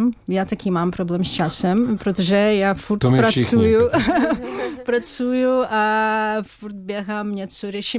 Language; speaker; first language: Czech; non-native, learner; Ukrainian